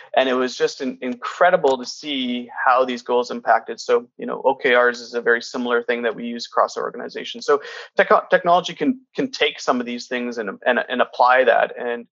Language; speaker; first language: English; native; English